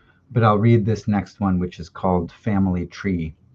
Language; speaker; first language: English; early bilingual, other home language; Russian